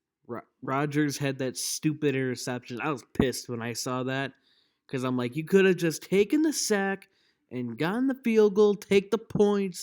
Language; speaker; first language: English; native; English